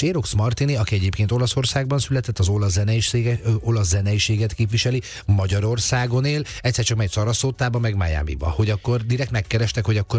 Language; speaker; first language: Hungarian; native; Hungarian